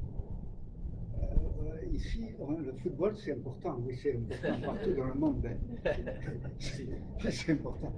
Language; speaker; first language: French; native; French